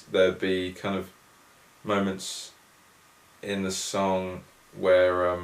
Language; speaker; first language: English; native; English